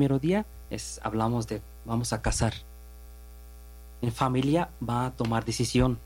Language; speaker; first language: Spanish; non-native, learner; Bangla